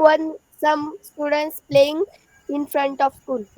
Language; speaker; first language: English; non-native, learner; Marathi